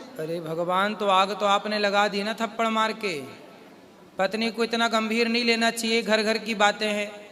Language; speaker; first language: Hindi; native; Hindi